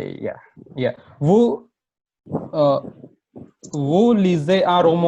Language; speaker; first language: French; non-native, learner; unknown